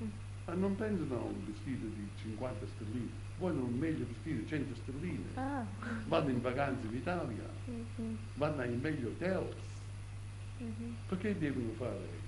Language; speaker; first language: Italian; early bilingual, heritage; Italian